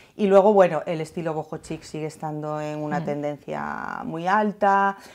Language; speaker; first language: Spanish; native; Spanish